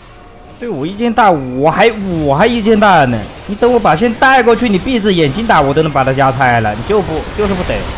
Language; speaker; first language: Chinese; native; Chinese